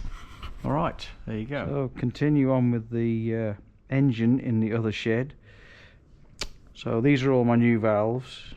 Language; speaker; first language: English; native; English